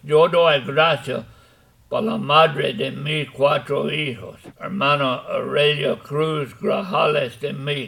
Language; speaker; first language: Spanish; non-native, fluent; English